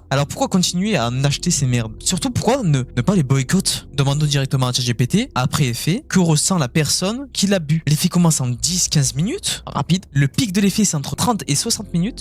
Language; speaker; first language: French; native; French